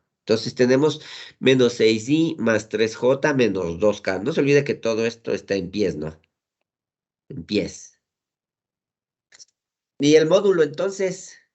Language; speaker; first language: Spanish; native; Spanish